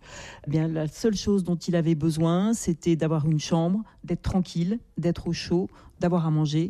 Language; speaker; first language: French; native; French